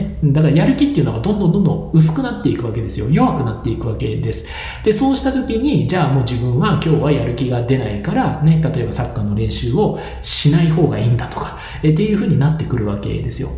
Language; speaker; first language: Japanese; native; Japanese